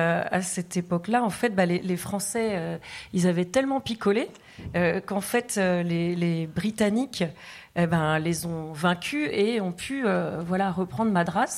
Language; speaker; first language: French; non-native, fluent; Tamil